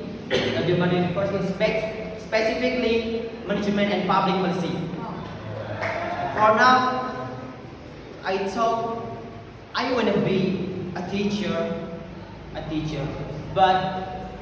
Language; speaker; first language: English; non-native, learner; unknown